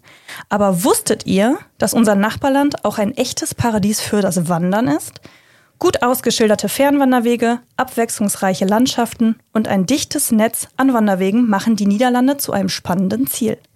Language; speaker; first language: German; native; German